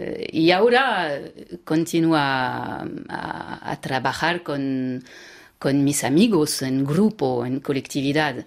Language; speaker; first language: Spanish; non-native, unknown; French